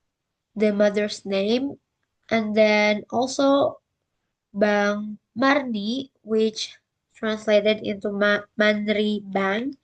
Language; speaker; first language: English; non-native, learner; Indonesian